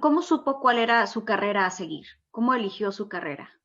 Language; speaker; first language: Spanish; native; Spanish